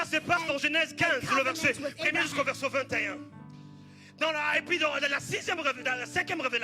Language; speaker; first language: French; native; French